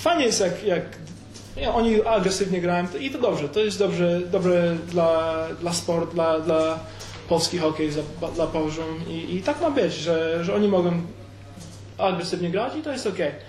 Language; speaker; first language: Polish; early bilingual, heritage; Polish